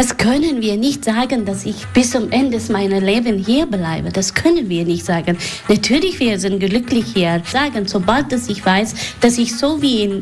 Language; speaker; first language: German; non-native, learner; Persian